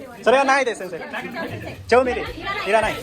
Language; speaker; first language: Japanese; non-native, learner; Nepali